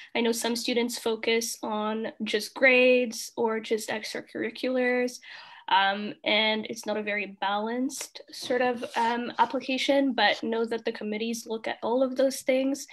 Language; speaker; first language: English; early bilingual, other home language; Kinyarwanda